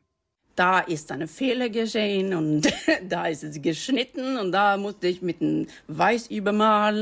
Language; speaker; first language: German; non-native, fluent; Norwegian